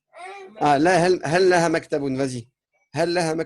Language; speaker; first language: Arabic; non-native, fluent; French